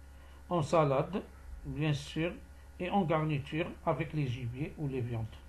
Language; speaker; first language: French; non-native, local second language; Arabic